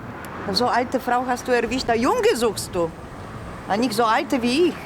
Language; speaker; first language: German; non-native, learner; Polish